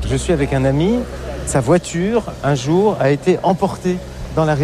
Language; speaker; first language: French; native; French